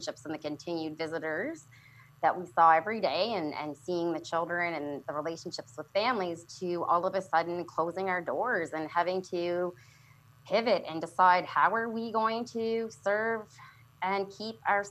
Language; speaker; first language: English; native; English